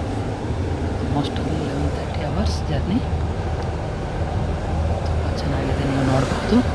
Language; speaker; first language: Kannada; non-native, local second language; Telugu